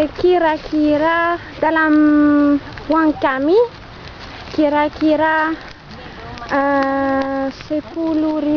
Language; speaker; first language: Indonesian; non-native, fluent; French